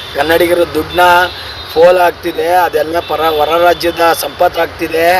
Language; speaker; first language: Kannada; native; Kannada